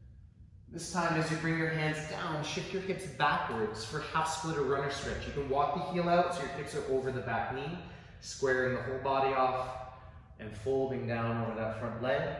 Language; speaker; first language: English; native; English